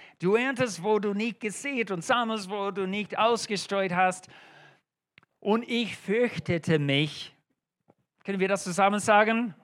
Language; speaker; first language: German; non-native, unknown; English